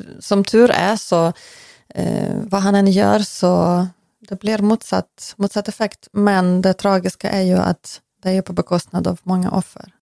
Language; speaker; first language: Swedish; non-native, fluent; Ukrainian